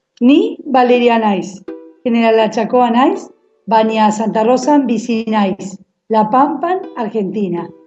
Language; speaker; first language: Basque; non-native, learner; Spanish